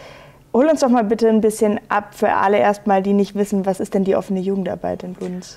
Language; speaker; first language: German; native; German